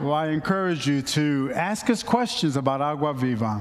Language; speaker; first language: English; native; English